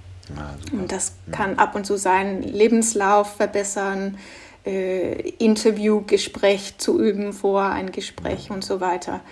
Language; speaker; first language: German; non-native, fluent; Danish